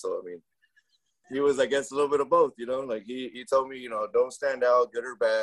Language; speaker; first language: English; early bilingual, other home language; Spanish